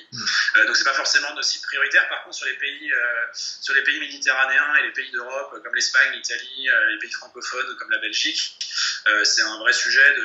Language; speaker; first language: French; native; French